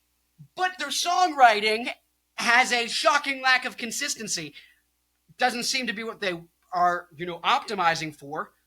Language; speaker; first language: English; native; English